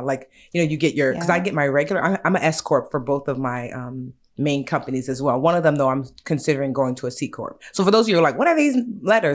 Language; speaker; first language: English; native; English